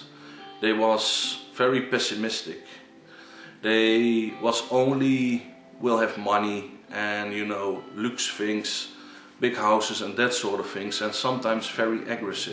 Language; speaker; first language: English; non-native, learner; Dutch